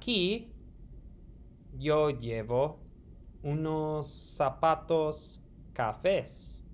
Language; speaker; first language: Spanish; non-native, fluent; English